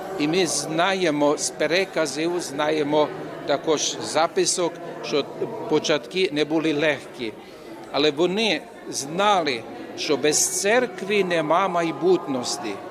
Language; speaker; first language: Ukrainian; early bilingual, heritage; Ukrainian